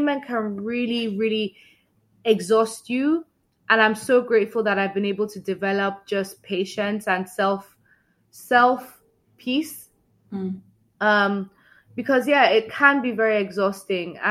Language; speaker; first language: English; non-native, local second language; Yoruba